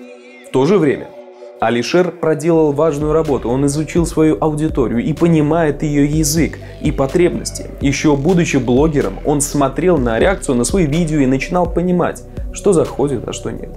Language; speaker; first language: Russian; native; Russian